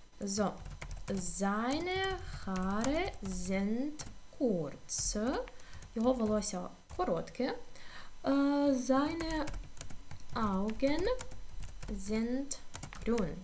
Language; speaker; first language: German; non-native, fluent; Ukrainian